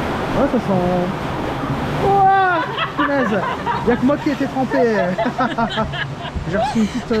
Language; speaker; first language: French; native; French